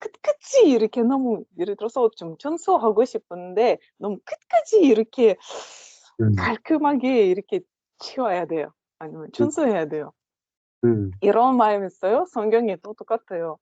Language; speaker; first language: Korean; non-native, learner; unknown